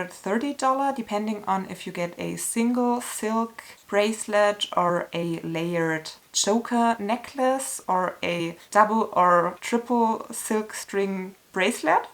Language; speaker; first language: English; non-native, fluent; German